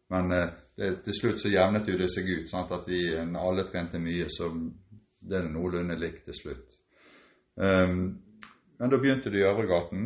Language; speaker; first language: Norwegian; native; Norwegian